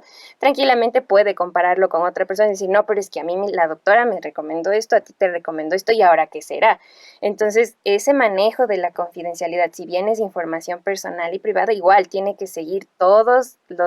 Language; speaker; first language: Spanish; native; Spanish